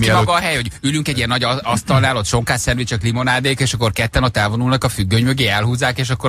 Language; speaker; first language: Hungarian; native; Hungarian